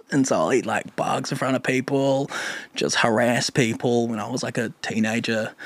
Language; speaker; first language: English; native; English